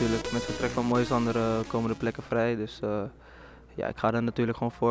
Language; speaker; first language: Dutch; native; Dutch